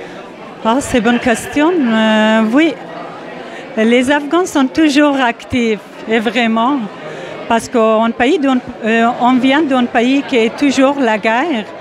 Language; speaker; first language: French; non-native, fluent; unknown